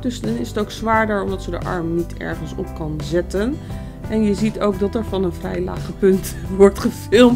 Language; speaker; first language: Dutch; native; Dutch